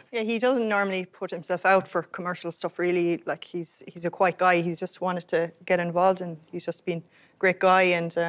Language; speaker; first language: English; native; English